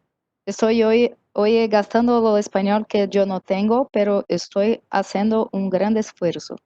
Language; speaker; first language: Spanish; non-native, learner; Portuguese